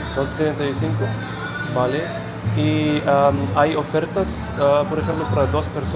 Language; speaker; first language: Spanish; non-native, learner; English